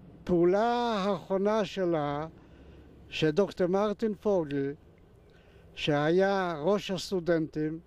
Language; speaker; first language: Hebrew; non-native, fluent; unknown